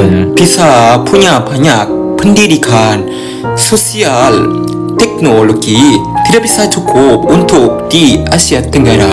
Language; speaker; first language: Indonesian; non-native, learner; Korean